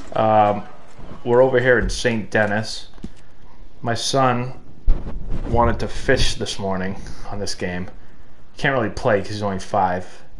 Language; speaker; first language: English; native; English